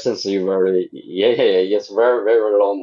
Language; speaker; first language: English; non-native, learner; Chinese